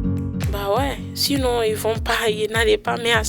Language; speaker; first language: French; non-native, fluent; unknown